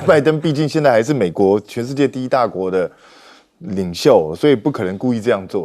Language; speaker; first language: Chinese; native; Chinese